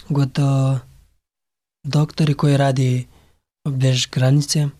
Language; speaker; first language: Serbian; non-native, learner; Pashto